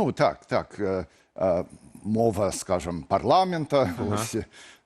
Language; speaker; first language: Belarusian; non-native, fluent; English